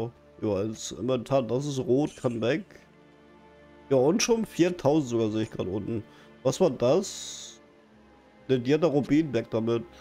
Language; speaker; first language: German; native; German